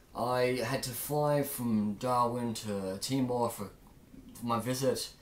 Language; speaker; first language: English; native; English